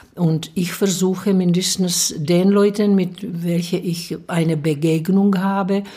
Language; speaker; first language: German; non-native, fluent; Czech